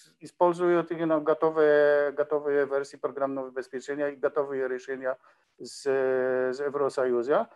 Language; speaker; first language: Russian; non-native, learner; Polish